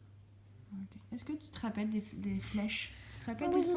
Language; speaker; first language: French; native; French